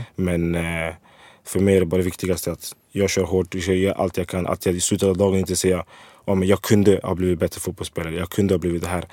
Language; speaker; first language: Swedish; early bilingual, other home language; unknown